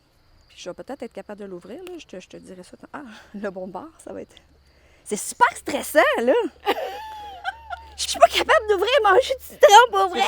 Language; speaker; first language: French; native; French